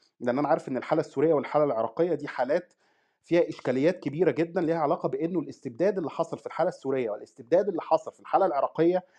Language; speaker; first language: Arabic; native; Arabic